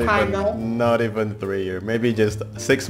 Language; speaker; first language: English; non-native, fluent; Indonesian